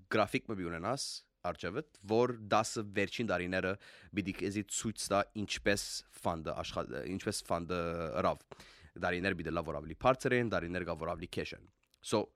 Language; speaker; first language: Armenian; early bilingual, heritage; Armenian